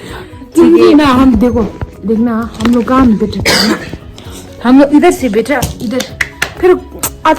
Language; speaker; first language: Hindi; non-native, local second language; Tibetan